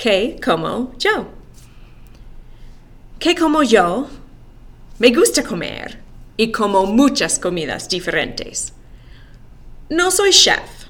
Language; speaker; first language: Spanish; non-native, fluent; English